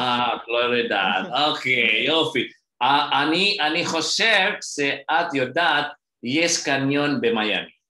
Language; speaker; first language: Hebrew; non-native, fluent; Indonesian